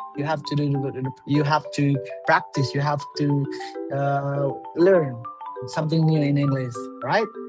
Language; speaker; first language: English; non-native, learner; Indonesian